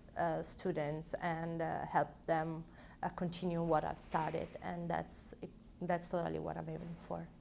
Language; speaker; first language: English; non-native, fluent; Italian